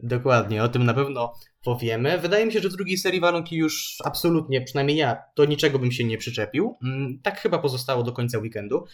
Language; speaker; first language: Polish; native; Polish